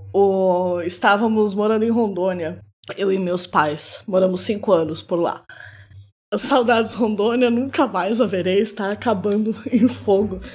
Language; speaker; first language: Portuguese; native; Portuguese